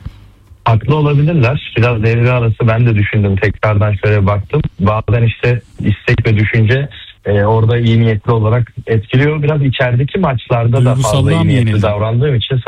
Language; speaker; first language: Turkish; native; Turkish